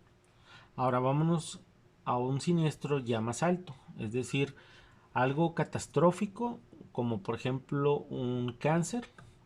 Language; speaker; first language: Spanish; native; Spanish